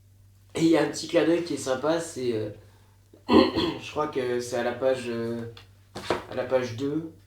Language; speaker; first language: French; native; French